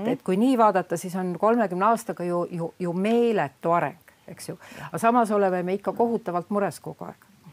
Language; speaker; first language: Estonian; native; Estonian